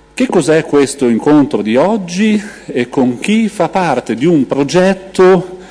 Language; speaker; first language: Italian; native; Italian